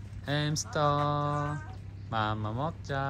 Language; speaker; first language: Korean; native; Korean